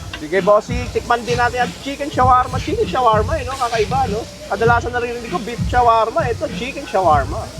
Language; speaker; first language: Filipino; native; Filipino